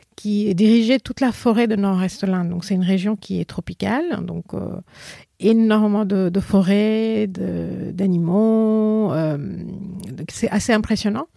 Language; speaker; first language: French; non-native, fluent; Assamese